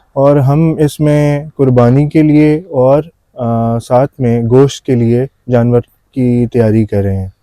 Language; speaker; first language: Urdu; non-native, local second language; Punjabi